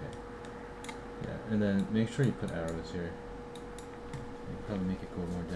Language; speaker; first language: English; native; English